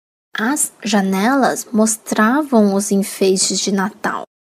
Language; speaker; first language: Portuguese; non-native, fluent; Chinese